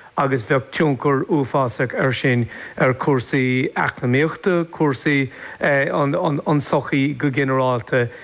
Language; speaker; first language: Irish; native; Irish